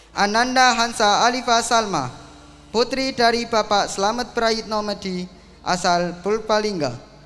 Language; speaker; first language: Indonesian; native; Indonesian